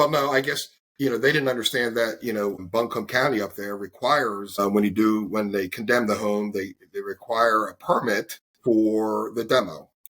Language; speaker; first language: English; native; English